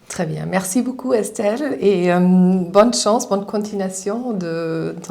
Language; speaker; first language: French; non-native, fluent; German